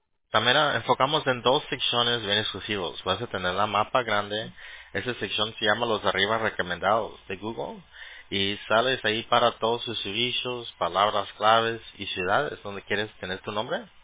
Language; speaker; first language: Spanish; early bilingual, heritage; Spanish